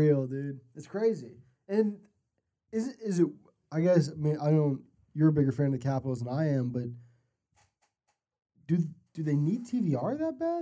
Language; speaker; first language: English; native; English